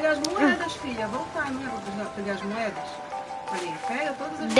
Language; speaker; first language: Portuguese; native; Portuguese